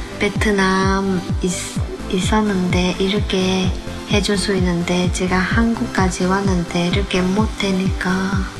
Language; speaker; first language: Korean; non-native, learner; Vietnamese